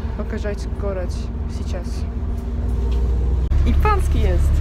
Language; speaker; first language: Russian; non-native, learner; Turkish